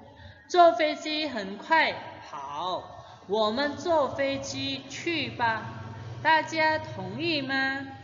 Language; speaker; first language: Chinese; non-native, fluent; Indonesian